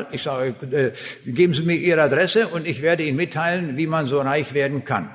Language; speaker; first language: German; native; German